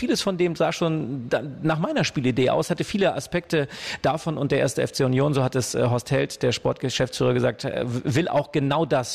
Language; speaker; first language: German; native; German